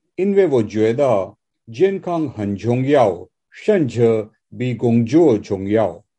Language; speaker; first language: Chinese; non-native, learner; English